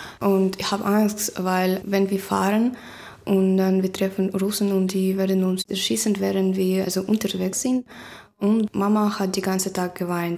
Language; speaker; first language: German; non-native, learner; Russian